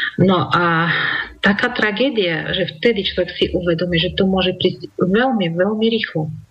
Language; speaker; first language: Slovak; non-native, fluent; Russian